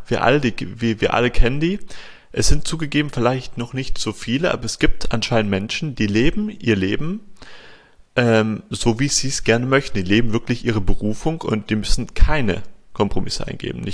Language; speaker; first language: German; native; German